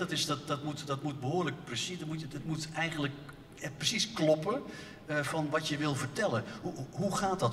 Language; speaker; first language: Dutch; native; Dutch